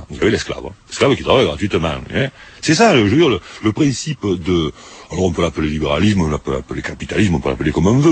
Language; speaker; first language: French; native; French